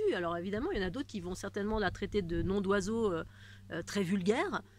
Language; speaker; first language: French; native; French